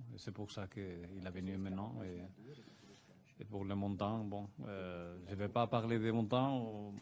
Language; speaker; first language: French; non-native, fluent; Spanish